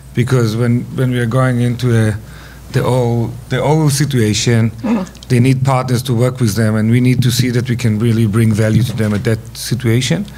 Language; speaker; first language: English; non-native, fluent; Hebrew